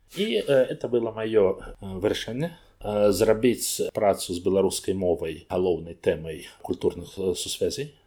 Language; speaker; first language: Belarusian; non-native, learner; Russian